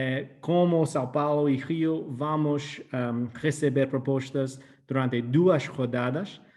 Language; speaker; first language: Portuguese; non-native, fluent; English